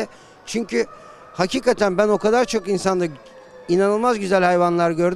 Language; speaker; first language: Turkish; native; Turkish